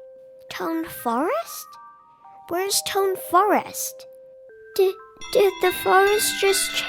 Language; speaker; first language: English; early bilingual, heritage; English